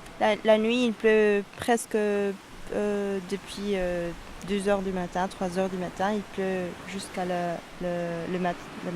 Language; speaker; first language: French; non-native, learner; Spanish